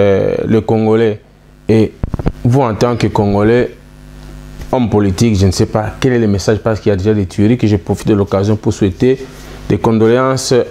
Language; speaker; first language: French; non-native, local second language; Lingala